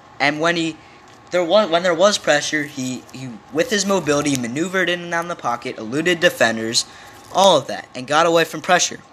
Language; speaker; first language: English; native; English